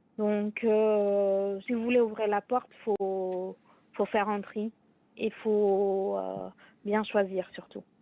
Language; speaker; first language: French; non-native, fluent; Arabic